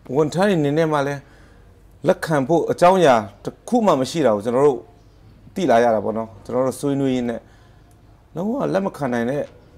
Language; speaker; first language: Burmese; non-native, local second language; Hakha Chin